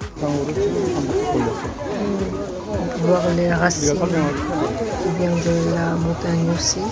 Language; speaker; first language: French; non-native, fluent; Korean